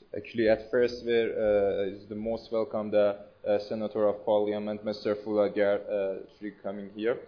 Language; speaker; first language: English; non-native, learner; Persian